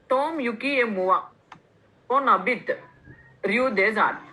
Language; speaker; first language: French; non-native, learner; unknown